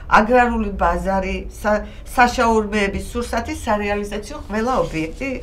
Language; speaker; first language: Georgian; native; Georgian